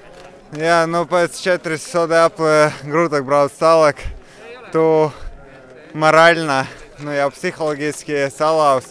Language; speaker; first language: Latvian; non-native, local second language; Russian